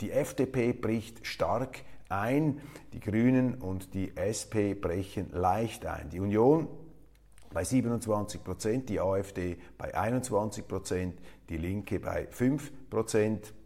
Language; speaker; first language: German; native; German